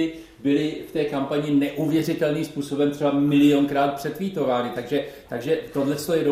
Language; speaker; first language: Czech; native; Czech